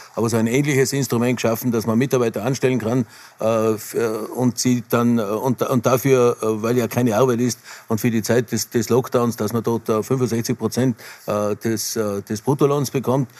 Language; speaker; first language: German; native; German